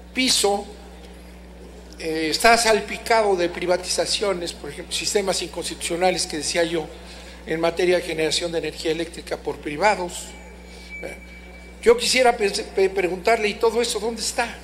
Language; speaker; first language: Spanish; native; Spanish